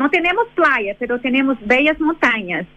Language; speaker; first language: Spanish; non-native, fluent; Portuguese